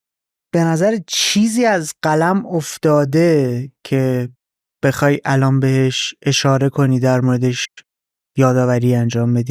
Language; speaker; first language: Persian; native; Persian